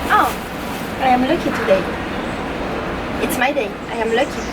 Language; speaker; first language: English; non-native, learner; French